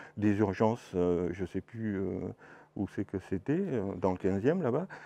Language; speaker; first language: French; native; French